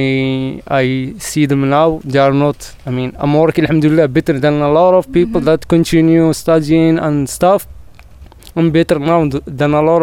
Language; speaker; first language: English; non-native, learner; Arabic